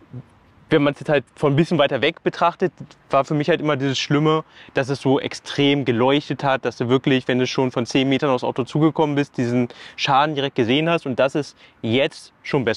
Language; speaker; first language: German; native; German